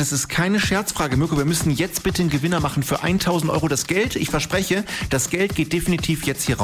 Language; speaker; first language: German; native; German